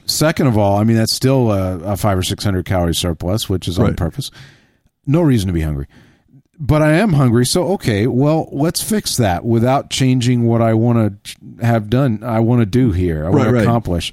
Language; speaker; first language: English; native; English